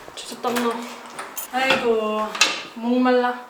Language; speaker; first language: Korean; non-native, learner; German